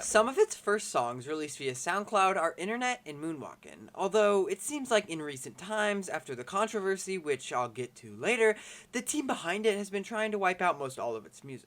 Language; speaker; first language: English; native; English